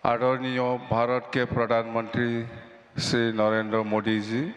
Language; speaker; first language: Hindi; non-native, local second language; Bodo